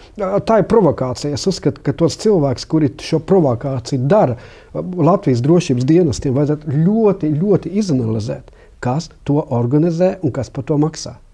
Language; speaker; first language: Latvian; non-native, local second language; Russian